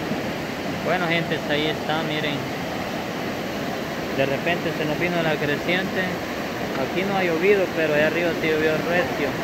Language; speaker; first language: Spanish; native; Spanish